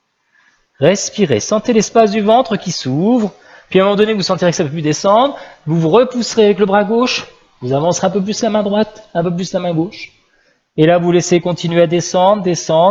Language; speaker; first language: French; native; French